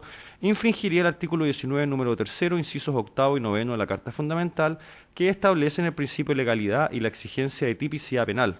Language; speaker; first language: Spanish; native; Spanish